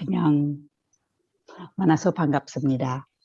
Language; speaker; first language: Korean; non-native, learner; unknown